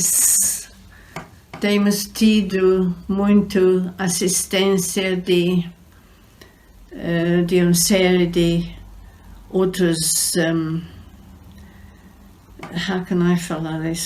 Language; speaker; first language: Portuguese; non-native, fluent; English